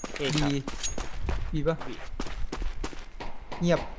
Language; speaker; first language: Thai; native; Thai